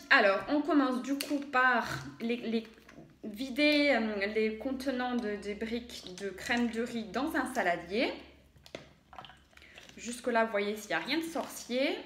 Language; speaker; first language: French; native; French